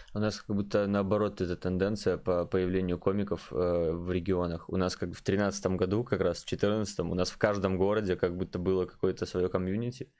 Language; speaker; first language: Russian; native; Russian